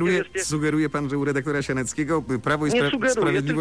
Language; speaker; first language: Polish; native; Polish